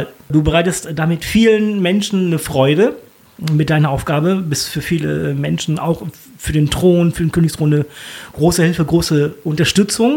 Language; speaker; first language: German; native; German